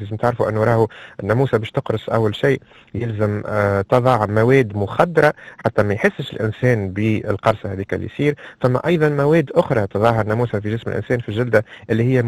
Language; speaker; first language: Arabic; native; Arabic